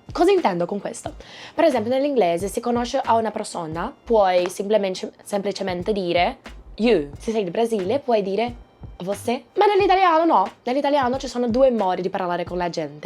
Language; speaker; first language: Italian; non-native, learner; Portuguese